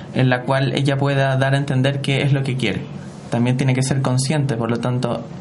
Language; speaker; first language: Spanish; native; Spanish